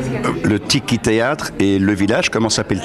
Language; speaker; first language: French; native; French